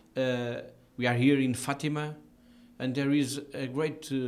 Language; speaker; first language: English; non-native, fluent; Portuguese